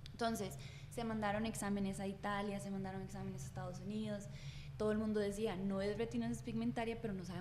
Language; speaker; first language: Spanish; native; Spanish